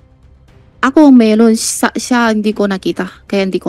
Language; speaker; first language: Filipino; non-native, learner; Chinese